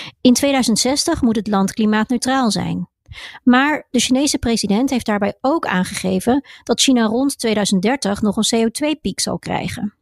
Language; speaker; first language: Dutch; native; Dutch